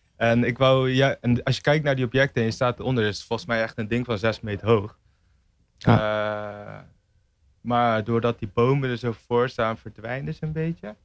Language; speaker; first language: Dutch; native; Dutch